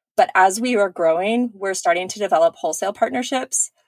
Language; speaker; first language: English; native; English